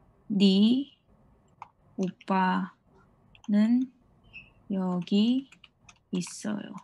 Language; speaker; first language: Korean; non-native, fluent; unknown